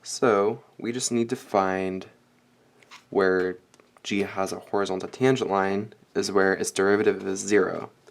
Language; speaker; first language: English; native; English